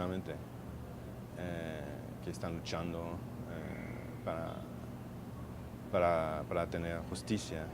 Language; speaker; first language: Spanish; non-native, fluent; French